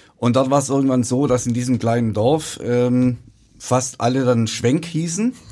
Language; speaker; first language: German; native; German